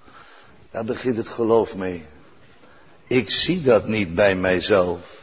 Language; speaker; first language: Dutch; native; Dutch